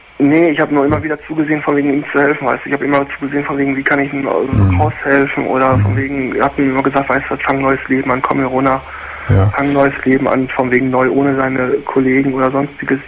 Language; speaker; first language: German; native; German